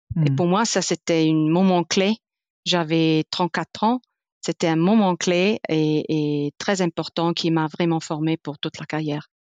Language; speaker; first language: French; non-native, fluent; Italian